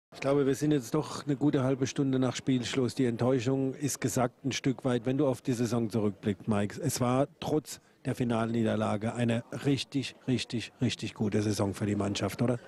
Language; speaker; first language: German; native; German